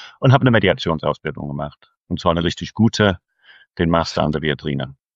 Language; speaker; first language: German; non-native, fluent; English